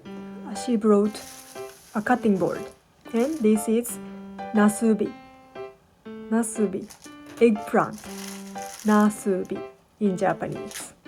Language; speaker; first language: English; non-native, learner; Japanese